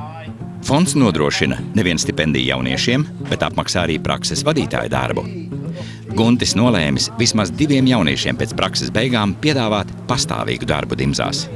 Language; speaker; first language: Latvian; native; Latvian